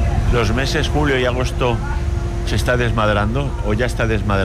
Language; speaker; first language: Spanish; native; Spanish